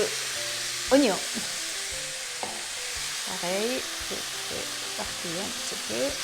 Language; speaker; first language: French; non-native, fluent; Japanese